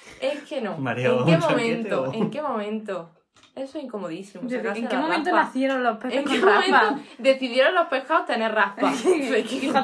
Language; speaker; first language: Spanish; native; Spanish